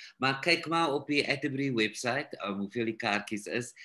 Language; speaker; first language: Afrikaans; early bilingual, heritage; Afrikaans